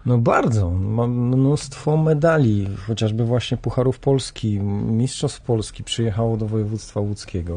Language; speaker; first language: Polish; native; Polish